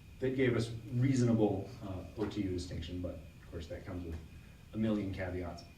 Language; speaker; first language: English; native; English